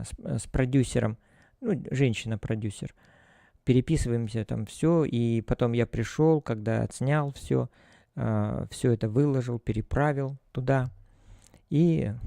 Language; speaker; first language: Russian; native; Russian